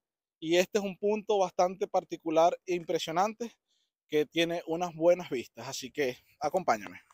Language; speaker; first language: Spanish; native; Spanish